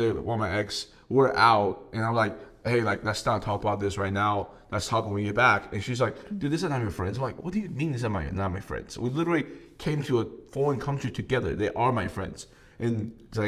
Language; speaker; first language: English; non-native, fluent; Chinese